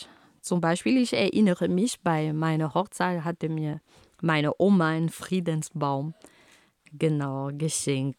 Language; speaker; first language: German; non-native, fluent; Ghomala